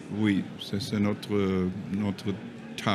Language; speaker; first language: French; non-native, learner; German